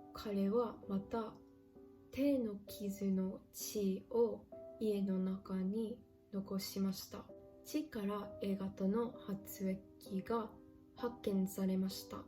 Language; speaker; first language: Japanese; non-native, learner; English